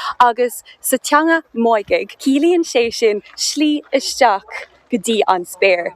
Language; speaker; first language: Irish; non-native, local second language; English